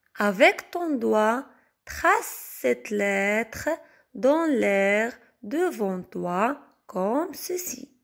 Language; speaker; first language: French; non-native, local second language; Arabic